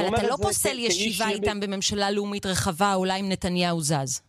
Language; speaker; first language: Hebrew; native; Hebrew